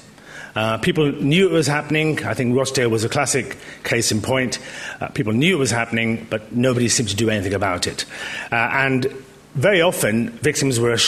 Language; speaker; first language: English; native; English